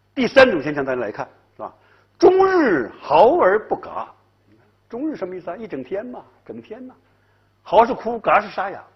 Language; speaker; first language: Chinese; native; Chinese